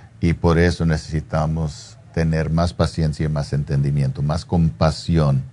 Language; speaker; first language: Spanish; non-native, fluent; English